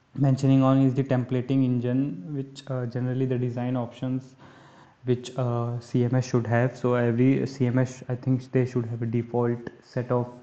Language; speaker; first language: English; non-native, local second language; Hindi